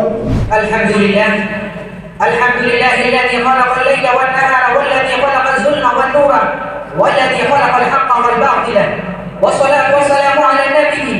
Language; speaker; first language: Arabic; non-native, learner; Bangla